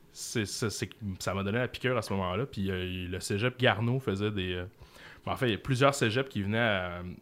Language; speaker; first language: French; native; French